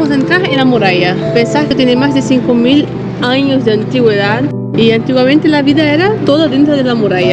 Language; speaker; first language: Spanish; non-native, fluent; Portuguese